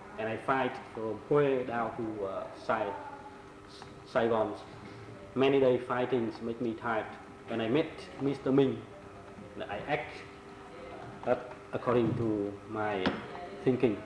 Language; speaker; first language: English; non-native, fluent; Vietnamese